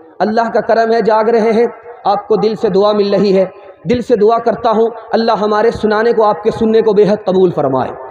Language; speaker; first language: Urdu; non-native, local second language; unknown